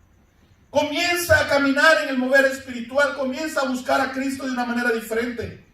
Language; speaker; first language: Spanish; native; Spanish